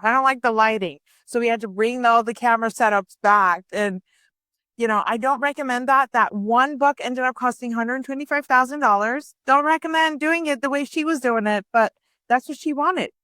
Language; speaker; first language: English; early bilingual, other home language; Persian